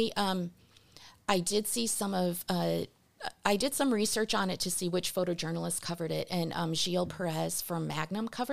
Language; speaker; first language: English; early bilingual, other home language; Portuguese